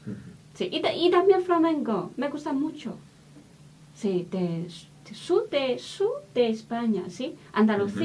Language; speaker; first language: Spanish; non-native, learner; Chinese